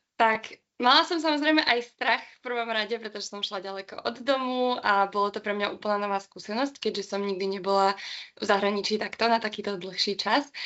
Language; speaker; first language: Slovak; native; Slovak